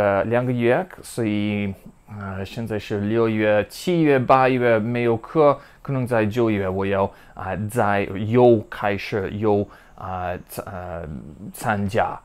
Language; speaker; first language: Chinese; non-native, learner; English